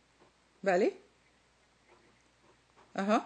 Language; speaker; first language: Persian; native; Persian